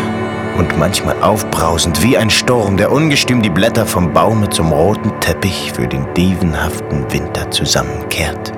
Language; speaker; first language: German; native; German